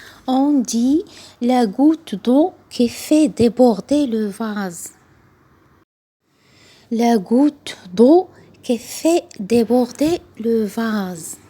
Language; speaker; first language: French; non-native, local second language; Arabic